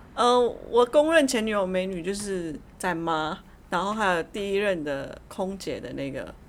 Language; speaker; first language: Chinese; early bilingual, heritage; Chinese